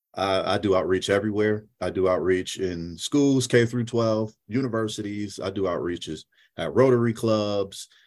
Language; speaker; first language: English; native; English